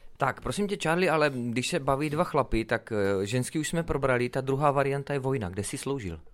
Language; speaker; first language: Czech; native; Czech